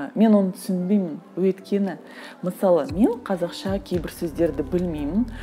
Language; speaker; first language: Kazakh; non-native, local second language; Russian